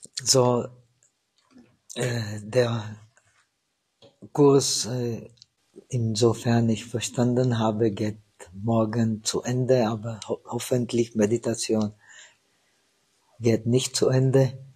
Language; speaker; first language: German; non-native, fluent; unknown